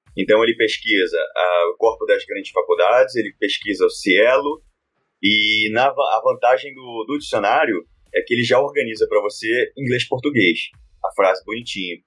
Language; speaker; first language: Portuguese; native; Portuguese